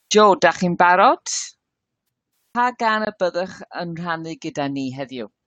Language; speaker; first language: Welsh; non-native, learner; English